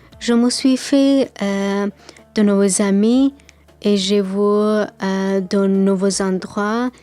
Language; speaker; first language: French; non-native, learner; Persian